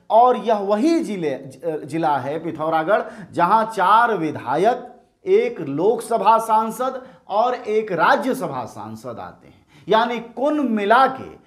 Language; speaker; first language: Hindi; native; Hindi